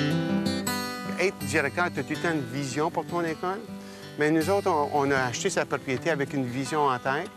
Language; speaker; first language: French; native; French